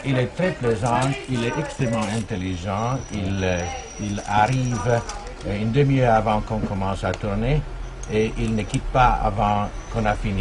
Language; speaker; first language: French; non-native, fluent; German